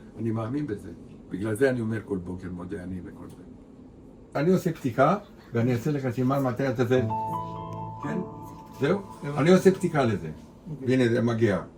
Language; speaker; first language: Hebrew; non-native, fluent; Romanian